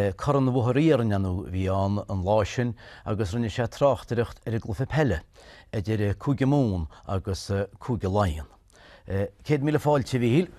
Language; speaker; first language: Irish; native; Irish